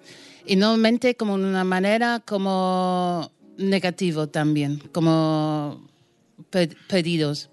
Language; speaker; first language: Spanish; non-native, fluent; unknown